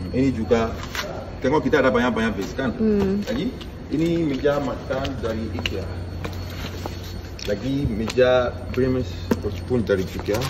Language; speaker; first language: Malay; non-native, learner; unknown